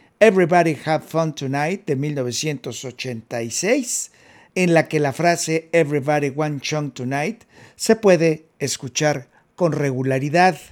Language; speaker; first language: Spanish; native; Spanish